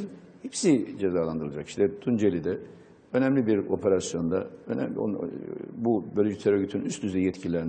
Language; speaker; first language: Turkish; native; Turkish